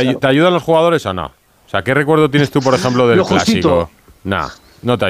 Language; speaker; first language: Spanish; native; Spanish